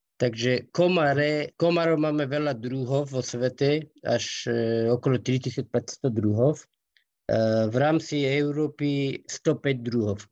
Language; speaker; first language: Slovak; non-native, fluent; Persian